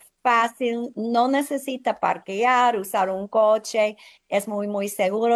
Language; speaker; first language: Spanish; non-native, fluent; English